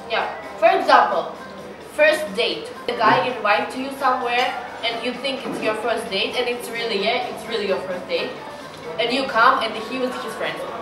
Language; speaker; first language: English; non-native, learner; Russian